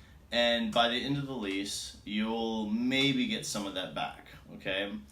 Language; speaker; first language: English; native; English